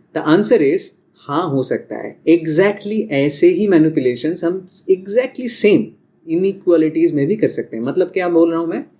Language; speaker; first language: Hindi; non-native, local second language; Bangla